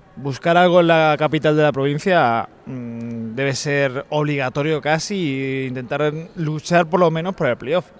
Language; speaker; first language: Spanish; native; Spanish